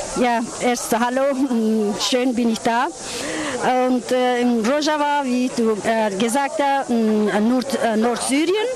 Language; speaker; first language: German; non-native, learner; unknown